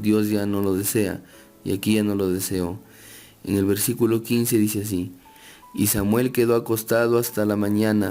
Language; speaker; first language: Spanish; native; Spanish